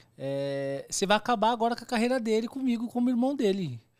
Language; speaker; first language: Portuguese; native; Portuguese